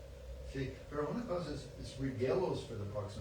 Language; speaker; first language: Spanish; non-native, learner; English